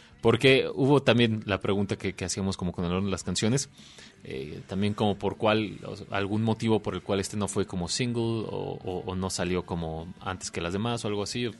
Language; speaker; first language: Spanish; native; Spanish